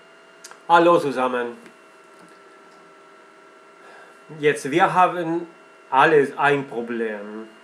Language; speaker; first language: German; non-native, learner; Spanish